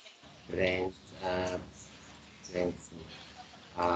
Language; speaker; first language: English; non-native, learner; Vietnamese